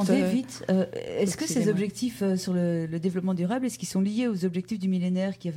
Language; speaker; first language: French; native; French